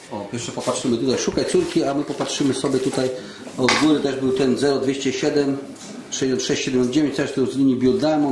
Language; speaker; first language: Polish; native; Polish